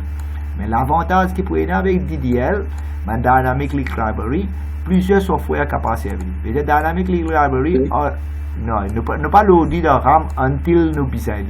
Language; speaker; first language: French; non-native, local second language; Morisyen